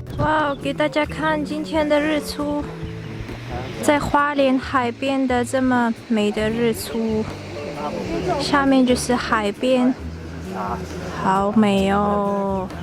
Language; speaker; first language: Chinese; non-native, fluent; Mongolian